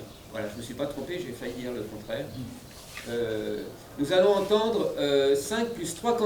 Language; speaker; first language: French; native; French